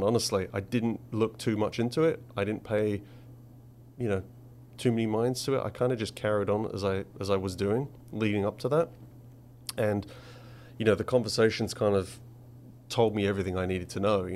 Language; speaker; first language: English; native; English